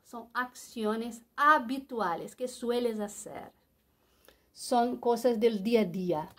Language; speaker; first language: Spanish; non-native, fluent; Portuguese